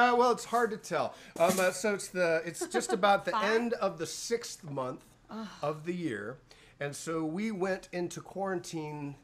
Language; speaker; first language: English; native; English